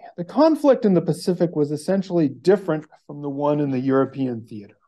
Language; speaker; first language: English; native; English